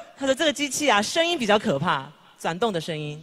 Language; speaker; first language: Chinese; native; Chinese